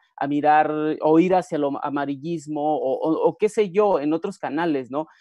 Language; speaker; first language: Spanish; non-native, local second language; Mixtepec Mixtec